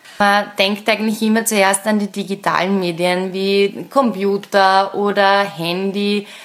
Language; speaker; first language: German; native; German